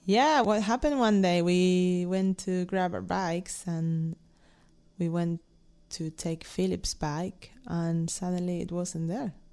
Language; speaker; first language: English; non-native, fluent; Spanish